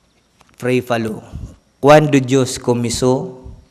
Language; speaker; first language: Portuguese; non-native, learner; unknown